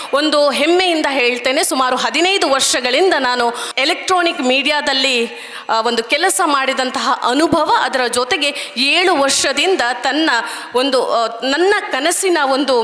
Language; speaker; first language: Kannada; native; Kannada